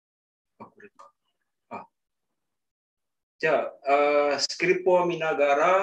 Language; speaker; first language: Japanese; non-native, learner; Indonesian